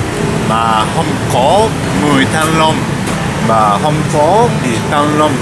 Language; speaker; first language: Vietnamese; non-native, learner; Japanese